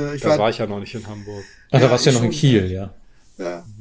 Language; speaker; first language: German; native; German